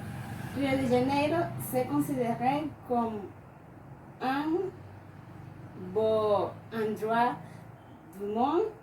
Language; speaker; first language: French; non-native, learner; Spanish